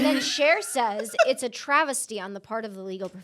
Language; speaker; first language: English; native; English